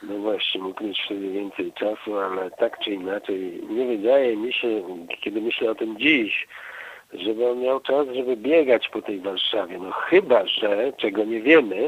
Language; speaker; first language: Polish; native; Polish